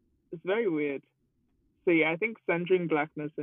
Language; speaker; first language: English; non-native, local second language; Yoruba